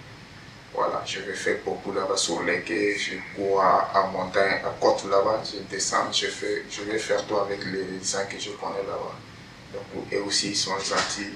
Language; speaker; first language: French; non-native, learner; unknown